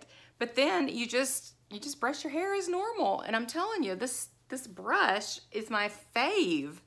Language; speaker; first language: English; native; English